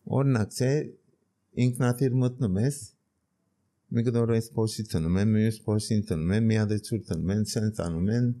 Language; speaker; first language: Armenian; early bilingual, heritage; Armenian